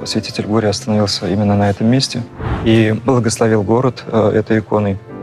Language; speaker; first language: Russian; non-native, local second language; Chuvash